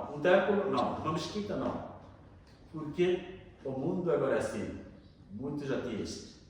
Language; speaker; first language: Portuguese; non-native, learner; Bangla